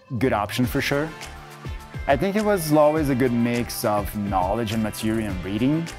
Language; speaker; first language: English; non-native, fluent; Portuguese